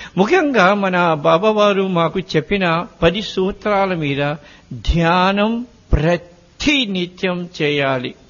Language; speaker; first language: Telugu; non-native, fluent; Morisyen